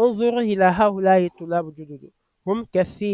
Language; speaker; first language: Arabic; non-native, fluent; French